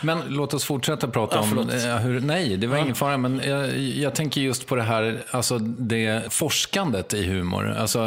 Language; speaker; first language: Swedish; native; Swedish